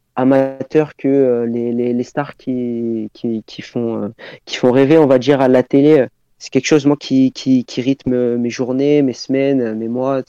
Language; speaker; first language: French; native; French